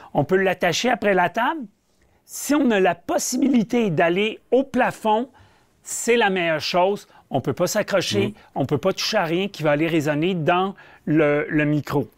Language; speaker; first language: French; native; French